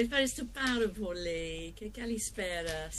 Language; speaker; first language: Greek; non-native, learner; English